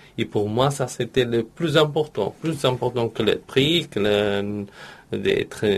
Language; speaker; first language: French; non-native, learner; Portuguese